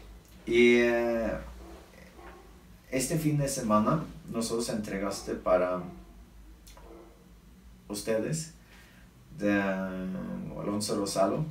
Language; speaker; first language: Spanish; non-native, learner; Norwegian